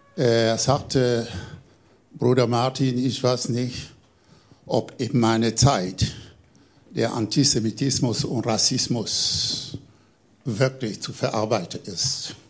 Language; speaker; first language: German; non-native, fluent; French